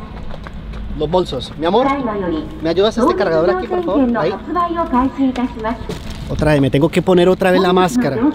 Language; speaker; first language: Spanish; native; Spanish